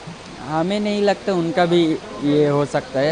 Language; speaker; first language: Hindi; non-native, learner; Bangla